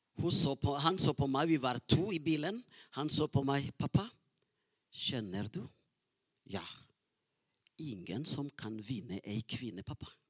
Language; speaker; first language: Norwegian; non-native, fluent; Rundi